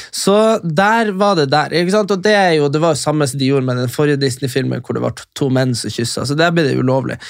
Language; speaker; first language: Norwegian; native; Norwegian